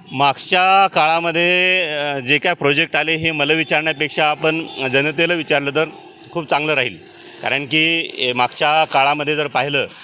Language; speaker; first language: Marathi; native; Marathi